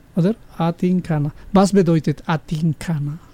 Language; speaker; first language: German; non-native, learner; Spanish